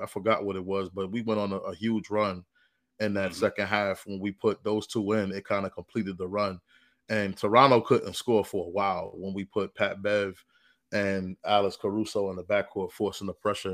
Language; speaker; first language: English; native; English